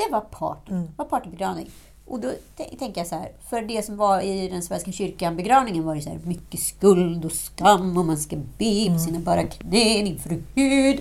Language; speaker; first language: Swedish; native; Swedish